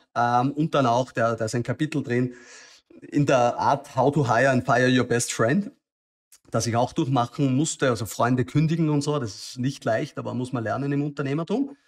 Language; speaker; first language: German; native; German